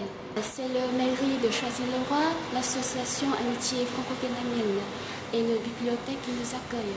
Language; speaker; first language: French; non-native, fluent; Vietnamese